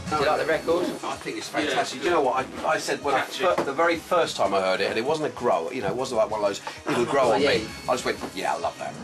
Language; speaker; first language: English; native; English